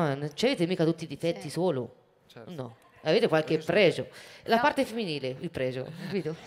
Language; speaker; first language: Italian; native; Italian